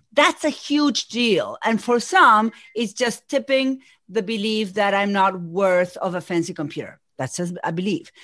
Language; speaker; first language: English; non-native, fluent; Spanish